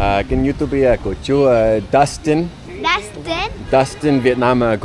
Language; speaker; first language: Vietnamese; non-native, learner; English